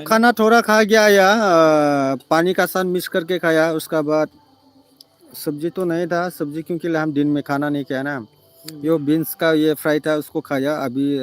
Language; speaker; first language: Hindi; non-native, local second language; Bodo